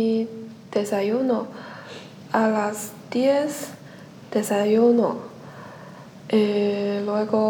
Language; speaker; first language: Spanish; non-native, learner; Chinese